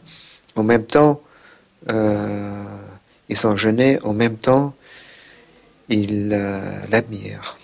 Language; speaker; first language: French; non-native, fluent; English